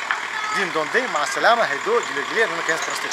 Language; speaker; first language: Russian; native; Russian